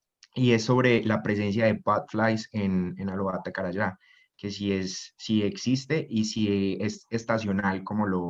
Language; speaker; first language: Spanish; native; Spanish